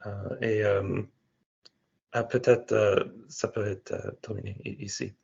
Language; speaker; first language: French; non-native, fluent; English